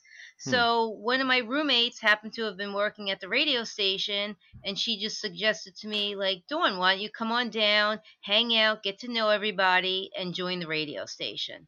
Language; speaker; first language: English; native; English